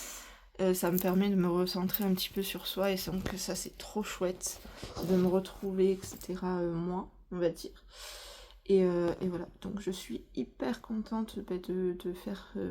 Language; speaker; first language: French; native; French